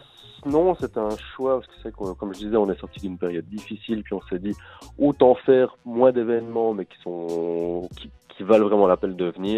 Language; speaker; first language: French; native; French